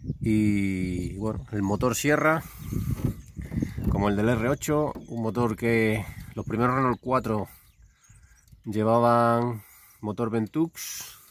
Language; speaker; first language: Spanish; native; Spanish